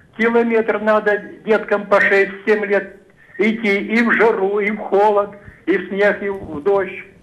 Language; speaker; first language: Russian; native; Russian